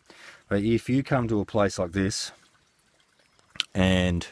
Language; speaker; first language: English; native; English